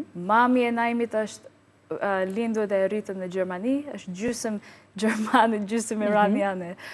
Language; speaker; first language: Albanian; non-native, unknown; English